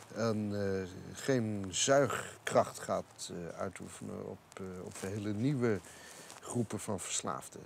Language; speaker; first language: Dutch; native; Dutch